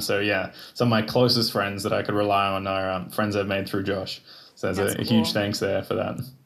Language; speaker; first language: English; native; English